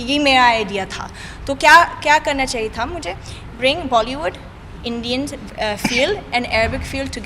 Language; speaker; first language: Hindi; non-native, fluent; Arabic